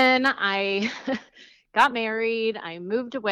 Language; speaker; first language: English; native; English